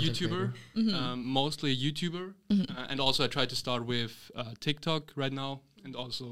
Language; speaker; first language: English; non-native, fluent; German